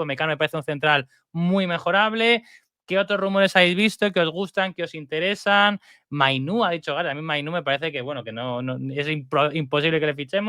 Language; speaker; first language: Spanish; native; Spanish